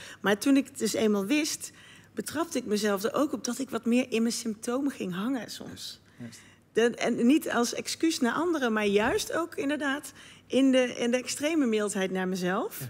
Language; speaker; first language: Dutch; native; Dutch